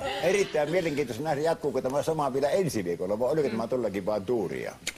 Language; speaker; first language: Finnish; native; Finnish